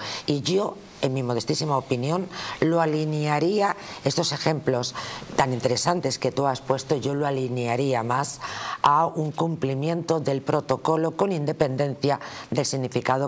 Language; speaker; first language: Spanish; native; Spanish